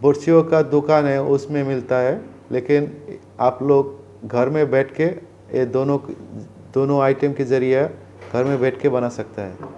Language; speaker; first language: Hindi; non-native, learner; Bangla